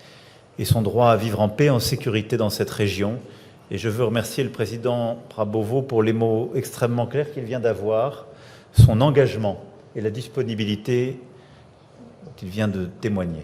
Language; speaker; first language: French; native; French